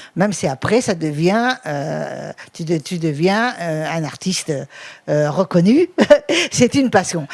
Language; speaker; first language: French; native; French